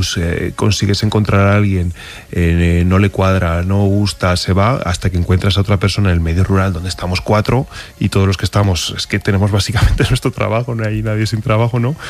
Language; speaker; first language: Spanish; native; Spanish